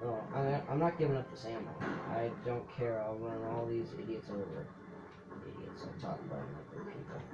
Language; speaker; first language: English; native; English